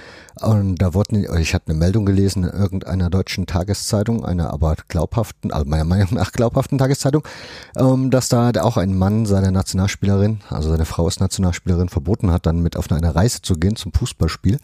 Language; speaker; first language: German; native; German